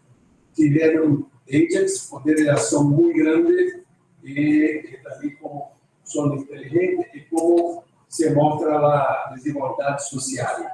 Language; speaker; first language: Spanish; non-native, fluent; Portuguese